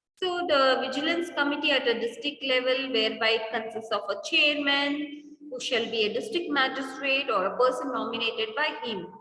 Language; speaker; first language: English; non-native, local second language; Kannada